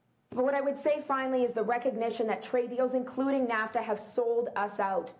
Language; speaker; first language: English; early bilingual, other home language; French